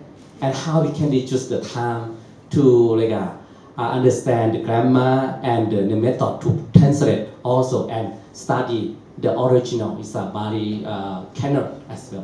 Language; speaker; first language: English; non-native, learner; Burmese